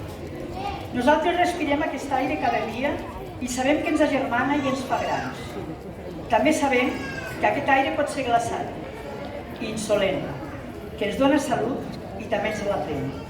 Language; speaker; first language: Catalan; native; Catalan